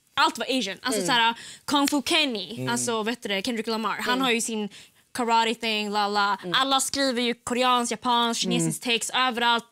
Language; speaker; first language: Swedish; early bilingual, other home language; Vietnamese